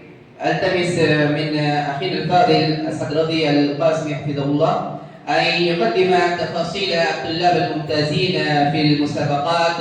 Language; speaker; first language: Arabic; non-native, fluent; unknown